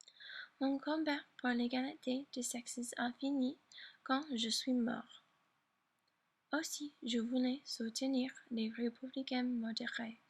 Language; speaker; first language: French; non-native, learner; English